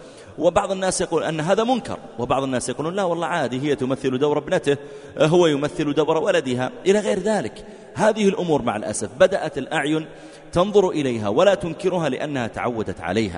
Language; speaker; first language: Arabic; native; Arabic